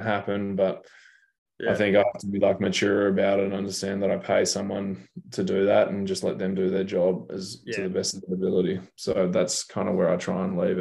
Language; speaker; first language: English; native; English